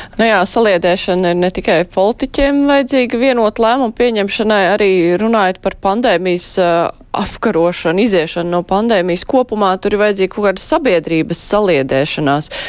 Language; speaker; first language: Latvian; native; Latvian